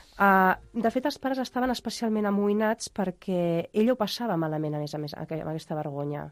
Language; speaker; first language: Catalan; native; Catalan